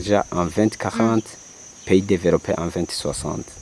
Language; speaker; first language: French; non-native, local second language; Rundi